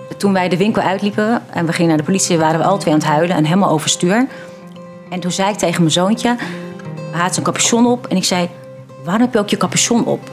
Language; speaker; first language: Dutch; early bilingual, other home language; Turkish